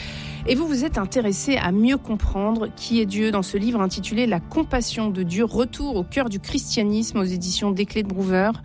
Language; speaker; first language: French; native; French